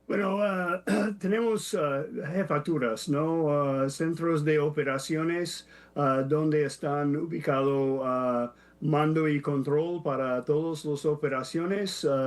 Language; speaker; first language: Spanish; non-native, fluent; English